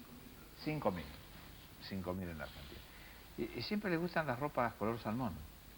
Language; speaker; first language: Spanish; native; Spanish